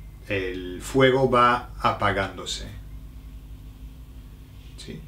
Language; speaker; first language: Spanish; non-native, fluent; English